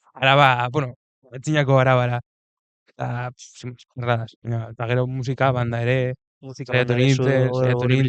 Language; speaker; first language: Basque; non-native, local second language; Spanish